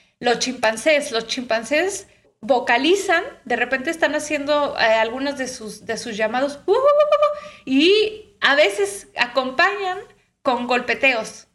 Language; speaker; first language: Spanish; native; Spanish